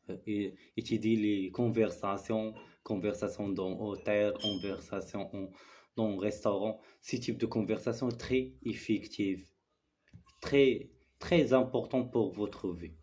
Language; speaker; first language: French; non-native, learner; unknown